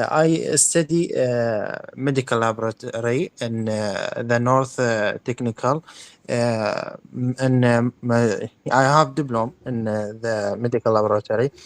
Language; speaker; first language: English; non-native, learner; Arabic